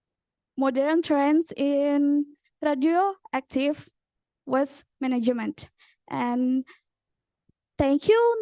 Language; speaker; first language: English; non-native, learner; Indonesian